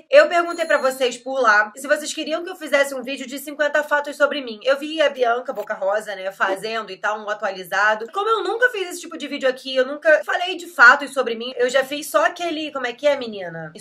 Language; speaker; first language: Portuguese; native; Portuguese